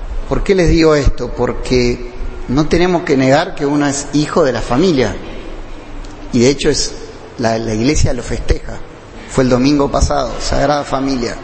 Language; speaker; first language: Spanish; native; Spanish